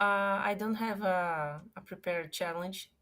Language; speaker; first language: English; non-native, fluent; Portuguese